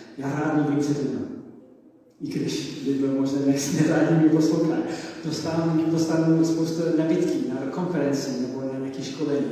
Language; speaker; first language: Czech; non-native, learner; English